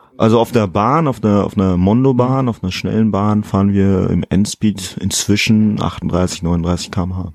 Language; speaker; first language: German; early bilingual, other home language; Fula